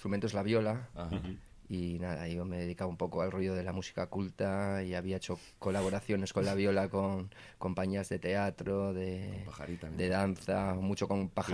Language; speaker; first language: Spanish; native; Spanish